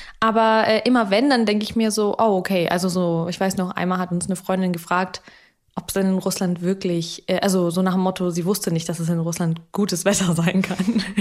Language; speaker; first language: German; early bilingual, other home language; Russian